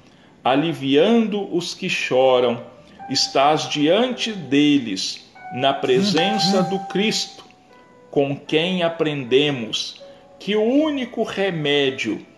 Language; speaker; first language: Portuguese; native; Portuguese